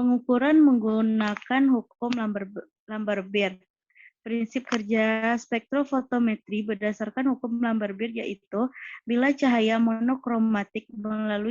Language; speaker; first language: Indonesian; native; Indonesian